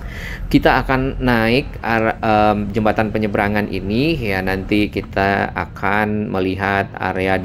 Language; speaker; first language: Indonesian; native; Indonesian